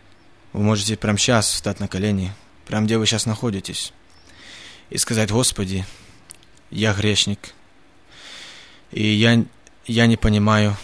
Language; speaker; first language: Russian; early bilingual, heritage; Russian